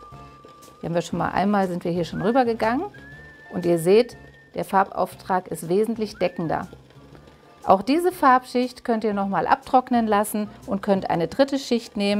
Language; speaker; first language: German; native; German